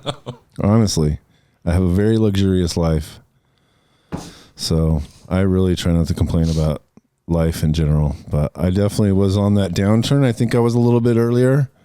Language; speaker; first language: English; native; English